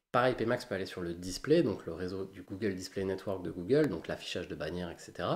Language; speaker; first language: French; native; French